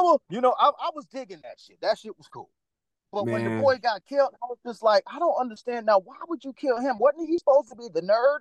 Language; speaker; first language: English; early bilingual, other home language; Spanish